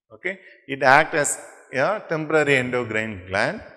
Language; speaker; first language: English; non-native, local second language; Tamil